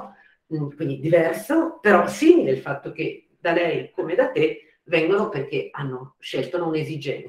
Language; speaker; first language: Italian; native; Italian